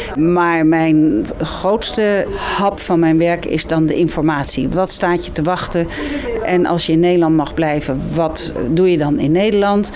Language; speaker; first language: Dutch; native; Dutch